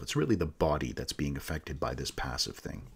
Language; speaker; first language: English; native; English